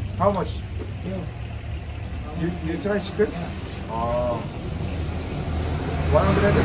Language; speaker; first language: English; non-native, learner; Korean